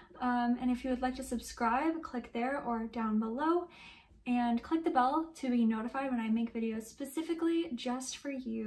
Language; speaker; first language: English; native; English